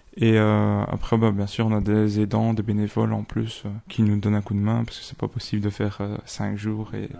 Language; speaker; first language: French; native; French